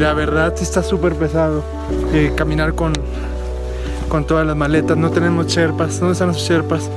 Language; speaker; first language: Spanish; native; Spanish